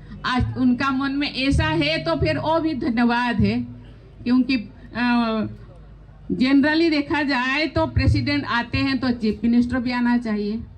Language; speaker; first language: Hindi; non-native, local second language; Santali